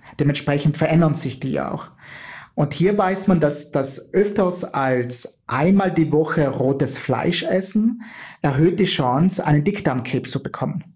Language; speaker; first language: German; native; German